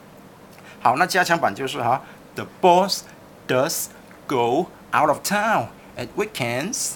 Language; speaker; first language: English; non-native, local second language; Chinese